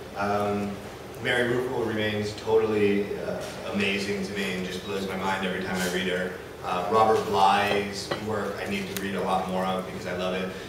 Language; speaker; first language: English; native; English